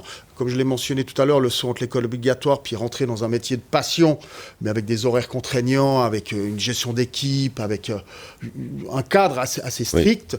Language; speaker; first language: French; native; French